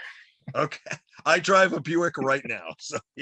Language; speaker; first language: English; native; English